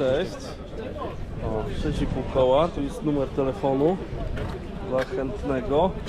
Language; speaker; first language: Polish; native; Polish